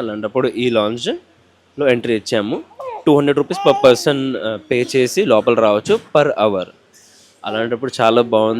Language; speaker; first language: Telugu; native; Telugu